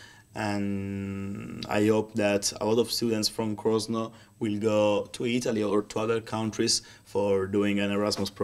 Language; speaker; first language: English; non-native, learner; Italian